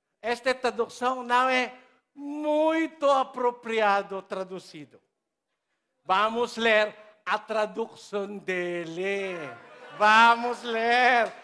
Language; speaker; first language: Portuguese; non-native, learner; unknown